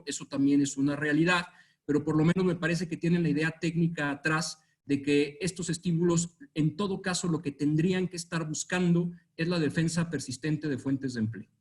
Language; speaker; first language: Spanish; native; Spanish